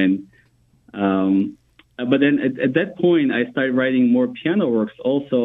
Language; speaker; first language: English; non-native, fluent; Armenian